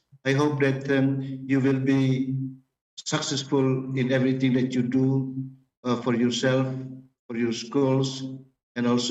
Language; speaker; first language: English; non-native, fluent; Indonesian